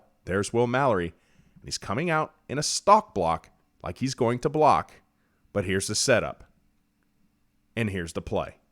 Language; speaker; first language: English; native; English